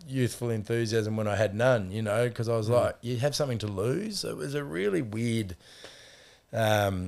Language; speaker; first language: English; native; English